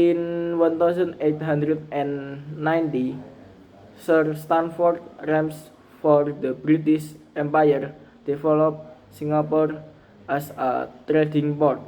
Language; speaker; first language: English; non-native, learner; Indonesian